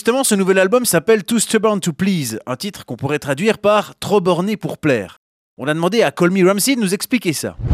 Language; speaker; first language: French; native; French